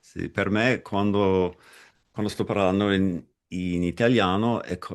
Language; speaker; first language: Italian; non-native, fluent; English